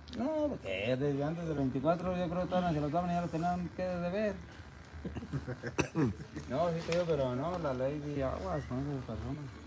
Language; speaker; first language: Spanish; native; Spanish